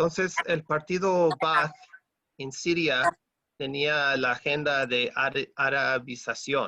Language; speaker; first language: Spanish; non-native, fluent; English